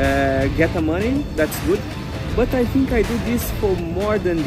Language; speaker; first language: English; non-native, fluent; Portuguese